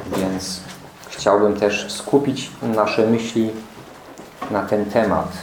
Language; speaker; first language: Polish; non-native, fluent; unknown